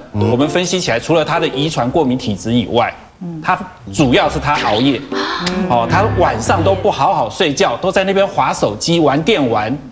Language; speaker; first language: Chinese; native; Chinese